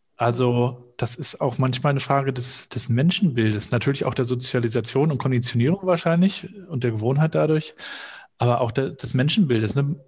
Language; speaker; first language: German; native; German